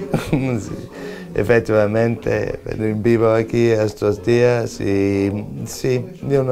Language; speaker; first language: Spanish; non-native, learner; English